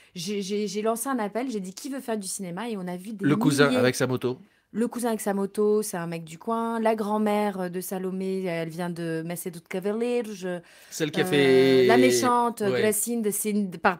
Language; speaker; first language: French; native; French